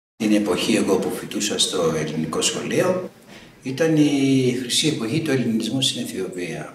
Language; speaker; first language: Greek; early bilingual, heritage; Greek